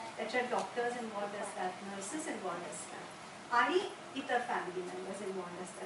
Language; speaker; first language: Marathi; non-native, local second language; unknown